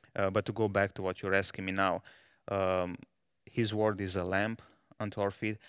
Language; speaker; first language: English; non-native, fluent; Romanian